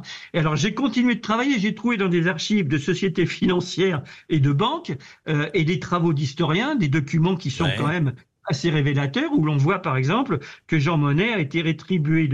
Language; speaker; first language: French; native; French